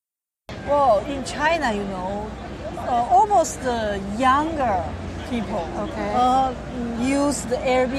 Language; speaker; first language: English; non-native, learner; Chinese